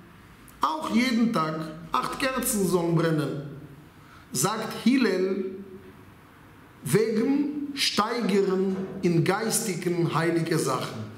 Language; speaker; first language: German; non-native, fluent; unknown